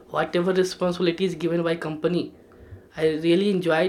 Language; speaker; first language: English; non-native, local second language; Hindi